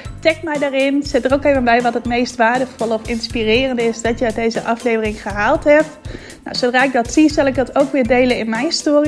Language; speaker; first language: Dutch; native; Dutch